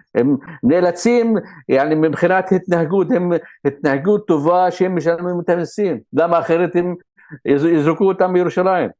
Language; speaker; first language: Hebrew; non-native, local second language; Arabic